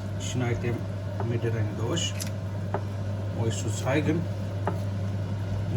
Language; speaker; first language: German; non-native, learner; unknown